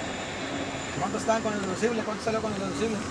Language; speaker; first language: Spanish; native; Spanish